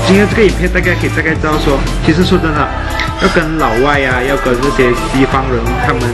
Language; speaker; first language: Chinese; early bilingual, heritage; Chinese